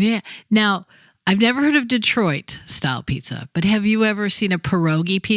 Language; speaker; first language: English; native; English